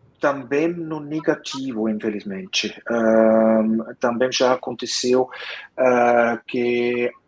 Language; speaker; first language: Portuguese; non-native, fluent; Swiss German